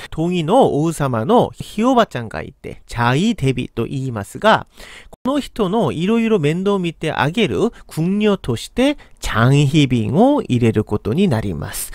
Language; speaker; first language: Japanese; non-native, fluent; Korean